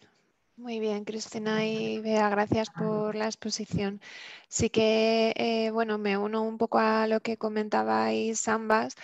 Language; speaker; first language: Spanish; native; Spanish